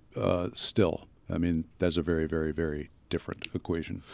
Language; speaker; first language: English; native; English